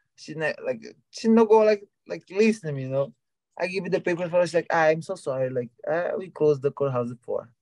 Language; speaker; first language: English; non-native, learner; Portuguese